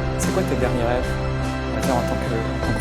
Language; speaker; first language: French; native; French